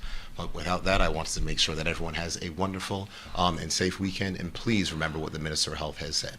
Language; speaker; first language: English; native; English